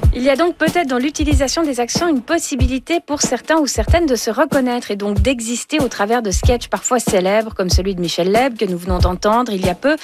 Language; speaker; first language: French; native; French